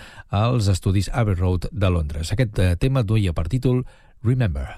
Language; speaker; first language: Catalan; native; Catalan